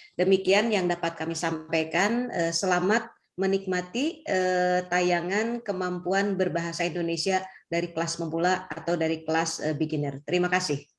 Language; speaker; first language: Indonesian; native; Indonesian